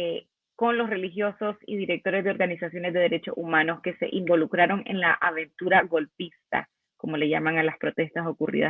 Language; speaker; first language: Spanish; native; Spanish